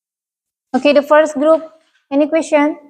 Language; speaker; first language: English; non-native, learner; Indonesian